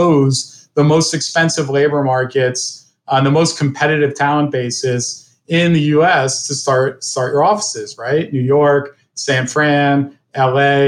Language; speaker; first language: English; native; English